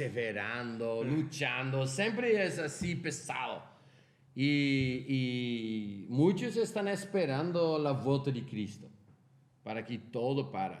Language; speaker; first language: Spanish; non-native, fluent; Portuguese